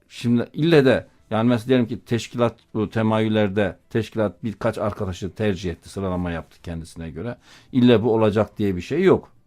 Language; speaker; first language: Turkish; native; Turkish